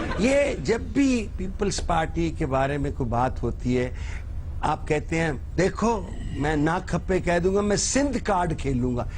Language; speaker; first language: Urdu; non-native, local second language; Punjabi